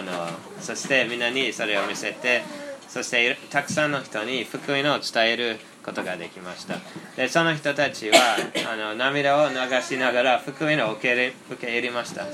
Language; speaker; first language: Japanese; non-native, fluent; English